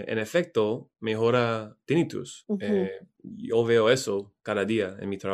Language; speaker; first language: Spanish; non-native, learner; English